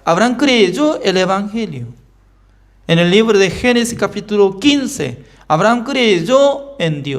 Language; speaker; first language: Spanish; non-native, fluent; Korean